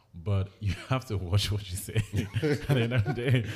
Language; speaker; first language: English; non-native, local second language; Igbo